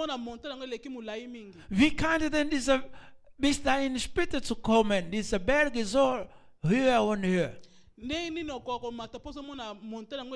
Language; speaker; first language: German; non-native, learner; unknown